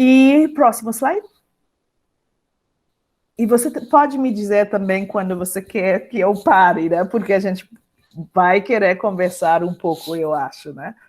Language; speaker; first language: Portuguese; non-native, fluent; English